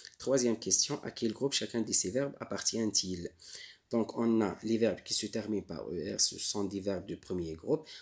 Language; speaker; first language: French; non-native, local second language; Arabic